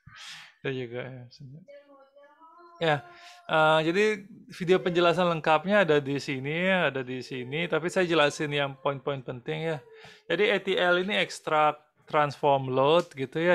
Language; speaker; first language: Indonesian; native; Indonesian